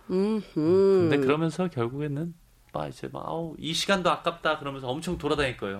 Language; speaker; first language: Korean; native; Korean